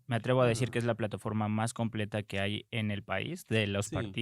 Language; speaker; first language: Spanish; native; Spanish